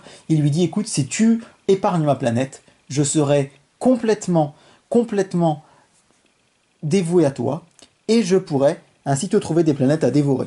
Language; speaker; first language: French; native; French